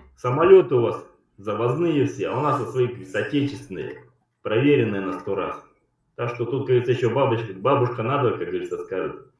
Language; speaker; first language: Russian; native; Russian